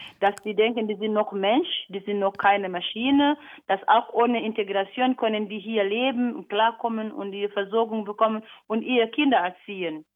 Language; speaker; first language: German; non-native, fluent; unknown